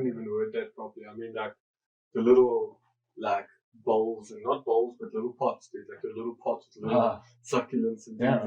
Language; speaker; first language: English; native; English